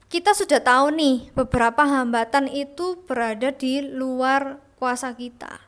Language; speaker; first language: Indonesian; native; Indonesian